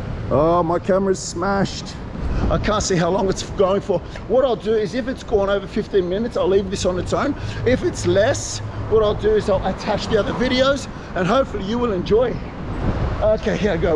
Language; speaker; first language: English; native; English